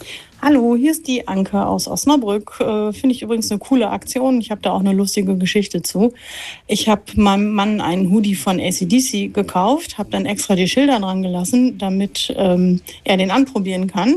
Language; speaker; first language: German; native; German